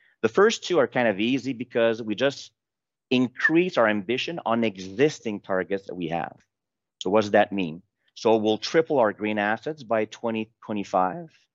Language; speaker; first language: English; non-native, fluent; French